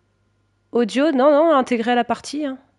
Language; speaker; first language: French; native; French